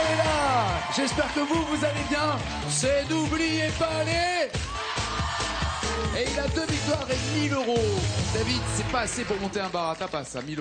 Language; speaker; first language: French; native; French